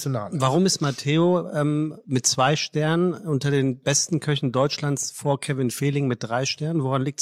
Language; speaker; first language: German; native; German